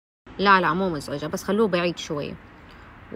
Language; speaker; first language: Arabic; native; Arabic